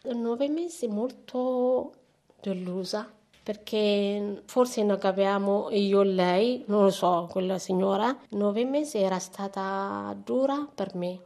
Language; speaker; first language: Italian; non-native, learner; Amharic